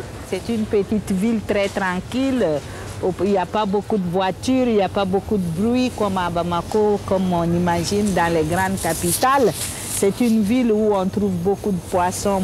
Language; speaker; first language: French; non-native, local second language; Bambara